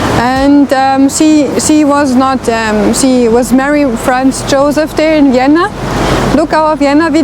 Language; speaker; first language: English; non-native, learner; German